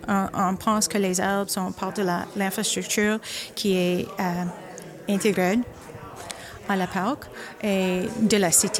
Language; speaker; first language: French; non-native, local second language; English